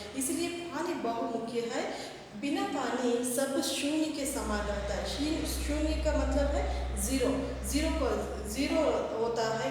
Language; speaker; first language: Hindi; non-native, local second language; Kannada